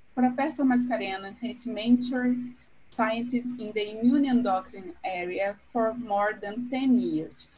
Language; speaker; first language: English; non-native, fluent; Portuguese